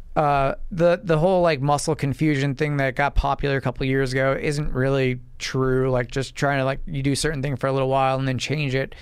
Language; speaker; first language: English; native; English